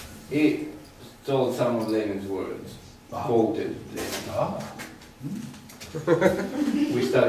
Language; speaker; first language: English; non-native, fluent; Russian